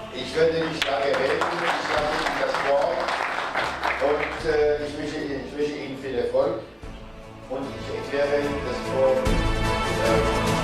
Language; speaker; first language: German; non-native, fluent; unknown